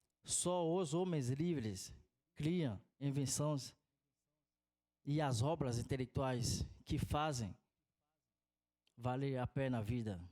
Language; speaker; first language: Portuguese; non-native, fluent; Haitian Creole